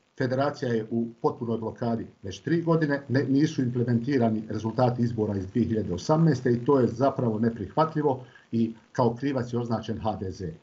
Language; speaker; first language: Croatian; native; Croatian